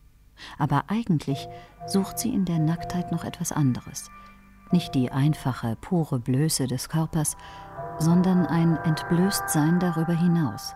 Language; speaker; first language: German; native; German